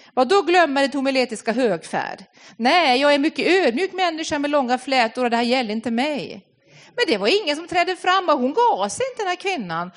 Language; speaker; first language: Swedish; non-native, fluent; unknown